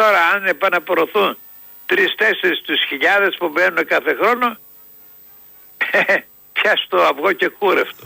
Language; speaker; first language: Greek; native; Greek